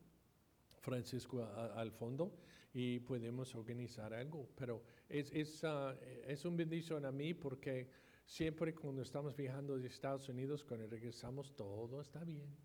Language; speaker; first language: Spanish; non-native, fluent; English